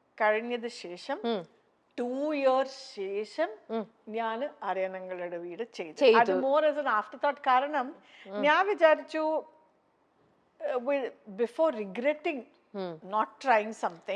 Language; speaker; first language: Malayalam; non-native, local second language; Tamil